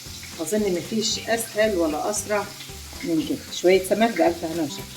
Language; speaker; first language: Arabic; native; Arabic